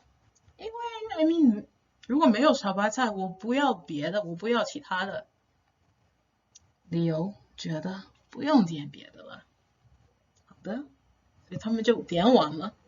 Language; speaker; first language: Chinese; non-native, fluent; English